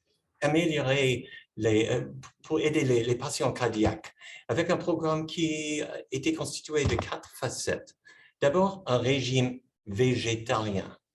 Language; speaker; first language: French; non-native, fluent; English